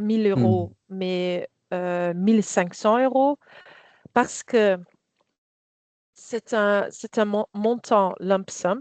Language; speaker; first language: French; non-native, fluent; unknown